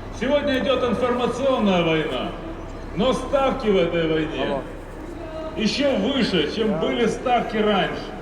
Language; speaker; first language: Russian; native; Russian